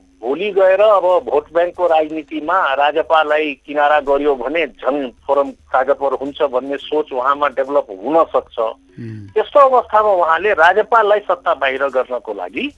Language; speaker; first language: Nepali; non-native, local second language; Maithili